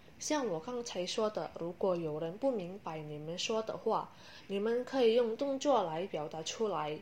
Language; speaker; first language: Chinese; non-native, learner; Indonesian